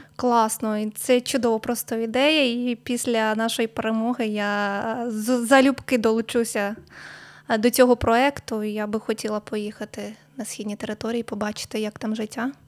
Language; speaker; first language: Ukrainian; native; Ukrainian